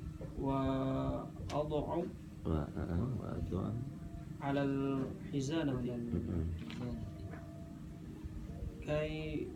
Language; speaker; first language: Arabic; non-native, learner; Indonesian